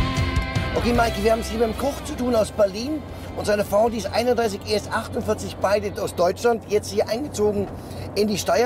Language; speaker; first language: German; native; German